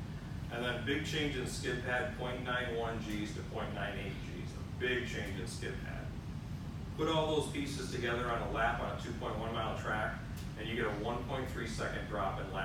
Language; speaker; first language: English; native; English